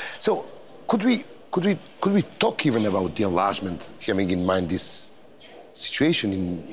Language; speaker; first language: English; non-native, fluent; Macedonian